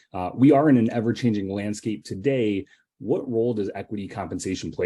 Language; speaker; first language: English; native; English